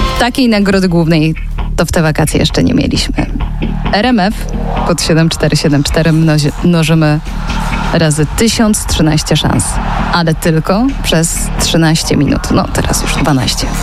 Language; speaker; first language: Polish; native; Polish